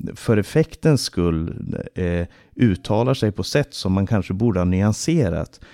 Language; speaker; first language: Swedish; native; Swedish